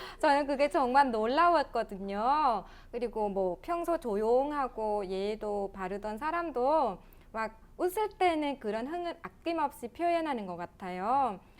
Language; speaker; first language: Korean; non-native, fluent; Vietnamese